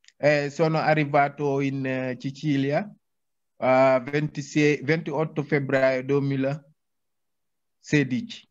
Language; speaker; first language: Italian; non-native, learner; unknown